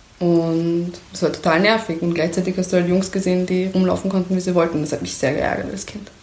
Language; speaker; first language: German; early bilingual, other home language; Persian